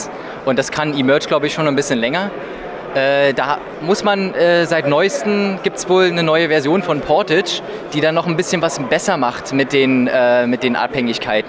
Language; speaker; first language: German; native; German